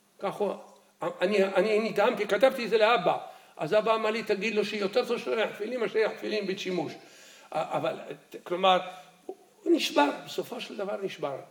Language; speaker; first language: Hebrew; early bilingual, other home language; Arabic